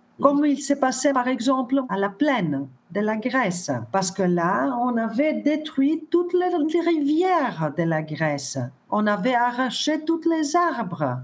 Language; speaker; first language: French; non-native, fluent; Greek